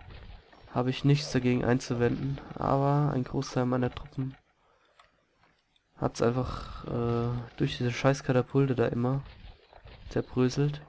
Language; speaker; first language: German; native; German